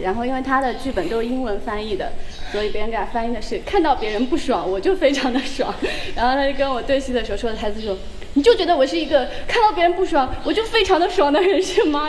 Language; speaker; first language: Chinese; native; Chinese